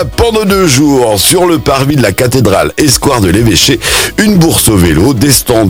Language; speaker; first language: French; native; French